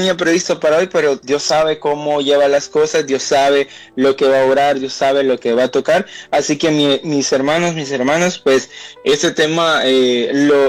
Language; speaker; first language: Spanish; native; Spanish